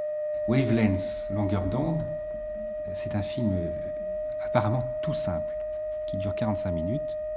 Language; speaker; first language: French; native; French